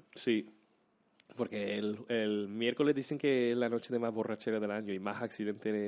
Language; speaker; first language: Spanish; non-native, fluent; English